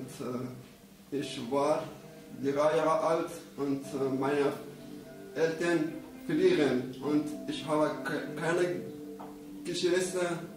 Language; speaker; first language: German; non-native, learner; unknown